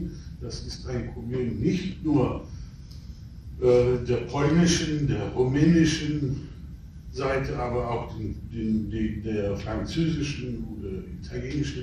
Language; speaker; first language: German; non-native, fluent; Polish